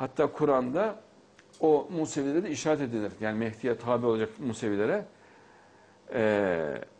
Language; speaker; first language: Turkish; native; Turkish